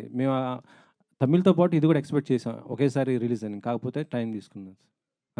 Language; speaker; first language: Telugu; native; Telugu